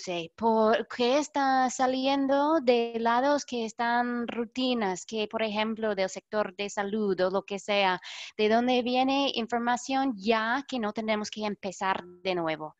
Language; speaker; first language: Spanish; non-native, fluent; English